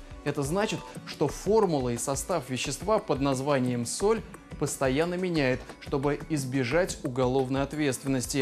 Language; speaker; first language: Russian; native; Russian